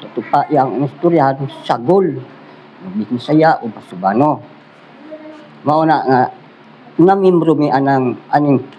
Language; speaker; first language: Cebuano; non-native, local second language; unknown